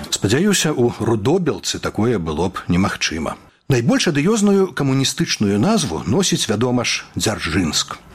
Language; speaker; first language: Belarusian; native; Belarusian